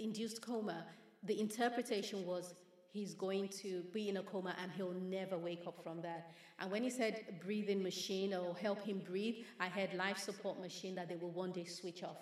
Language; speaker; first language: English; non-native, local second language; Yoruba